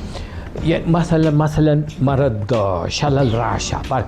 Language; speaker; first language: Arabic; non-native, learner; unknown